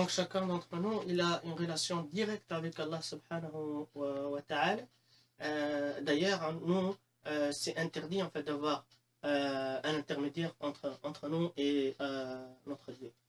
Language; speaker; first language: French; non-native, local second language; Arabic